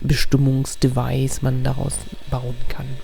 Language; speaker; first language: German; native; German